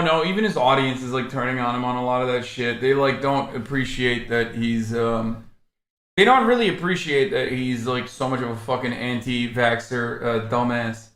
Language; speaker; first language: English; native; English